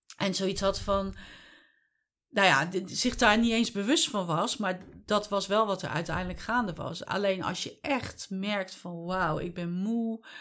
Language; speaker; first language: Dutch; native; Dutch